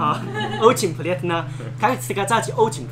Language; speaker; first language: Russian; non-native, learner; Chinese